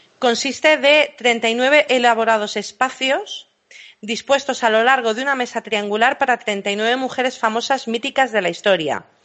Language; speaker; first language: Spanish; native; Spanish